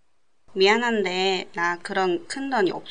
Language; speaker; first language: Korean; non-native, fluent; Japanese